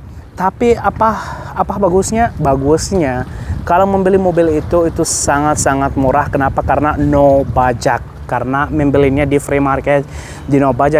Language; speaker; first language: Indonesian; non-native, fluent; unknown